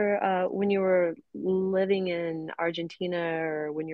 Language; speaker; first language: English; native; English